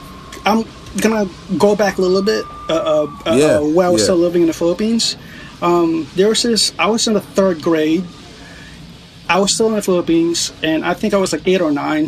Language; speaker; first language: English; early bilingual, other home language; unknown